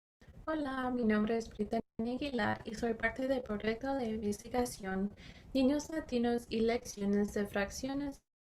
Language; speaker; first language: Spanish; early bilingual, heritage; Spanish